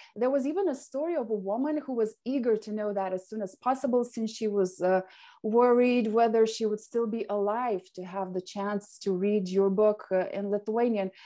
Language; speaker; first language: English; non-native, fluent; Lithuanian